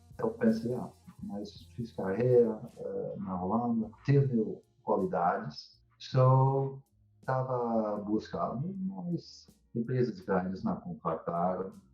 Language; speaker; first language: Portuguese; non-native, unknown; Dutch